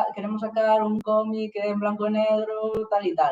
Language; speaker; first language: Spanish; non-native, local second language; Galician